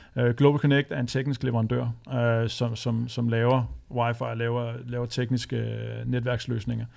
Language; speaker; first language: Danish; native; Danish